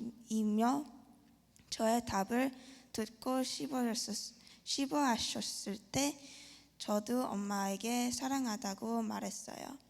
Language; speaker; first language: Korean; early bilingual, heritage; Korean